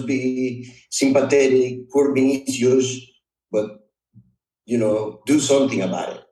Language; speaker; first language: English; non-native, fluent; Spanish